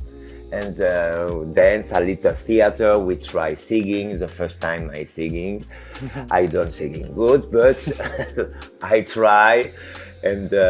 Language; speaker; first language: English; non-native, learner; French